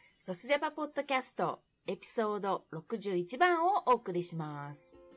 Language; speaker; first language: Japanese; early bilingual, heritage; Japanese